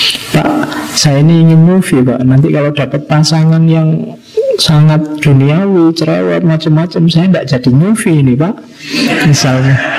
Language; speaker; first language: Indonesian; non-native, local second language; Javanese